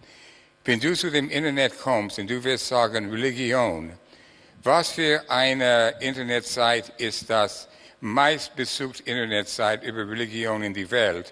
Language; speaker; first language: German; non-native, fluent; English